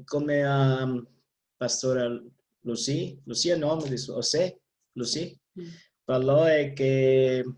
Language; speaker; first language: Portuguese; non-native, learner; Italian